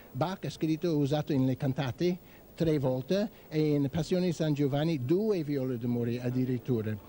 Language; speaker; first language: Italian; non-native, fluent; English